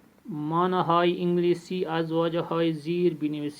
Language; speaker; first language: Persian; non-native, fluent; Urdu